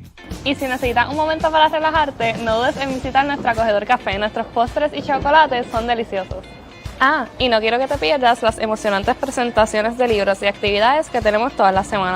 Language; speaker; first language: Spanish; native; Spanish